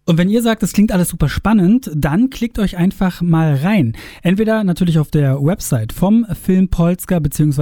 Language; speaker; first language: German; native; German